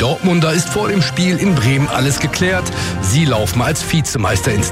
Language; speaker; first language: German; native; German